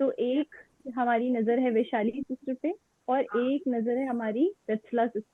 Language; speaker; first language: Hindi; native; Hindi